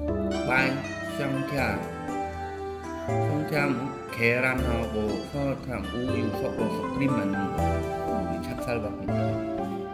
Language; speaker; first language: Korean; non-native, learner; Khmer